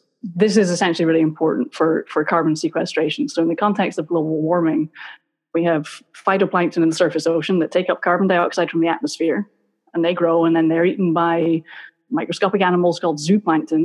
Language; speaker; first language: English; native; English